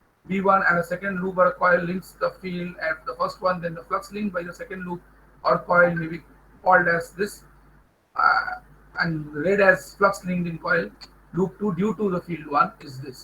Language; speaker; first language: English; non-native, local second language; Bangla